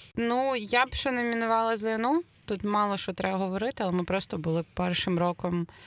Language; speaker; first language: Ukrainian; native; Ukrainian